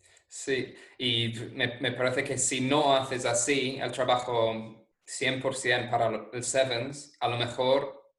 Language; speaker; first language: Spanish; non-native, fluent; English